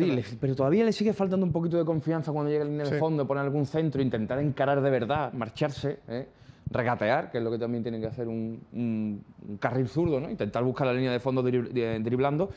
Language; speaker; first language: Spanish; native; Spanish